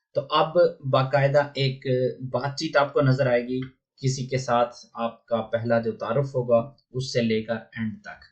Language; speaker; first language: Urdu; non-native, local second language; Punjabi